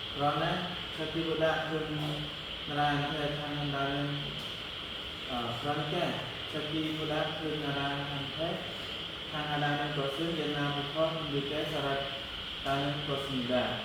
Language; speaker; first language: Korean; non-native, learner; Khmer